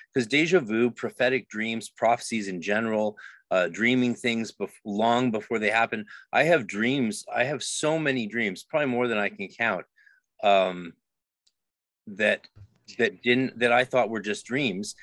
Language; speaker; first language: English; native; English